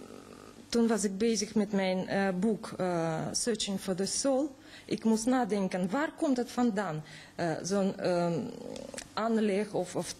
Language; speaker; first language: Dutch; non-native, fluent; Russian